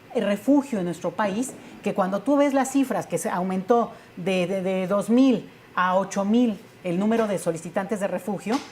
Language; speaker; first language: Spanish; native; Spanish